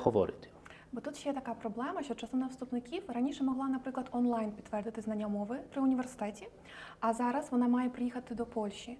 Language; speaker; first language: Ukrainian; native; Ukrainian